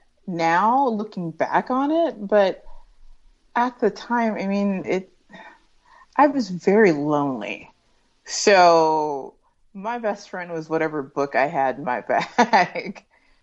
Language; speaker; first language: English; native; English